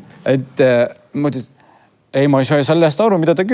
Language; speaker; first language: Estonian; non-native, fluent; Kurdish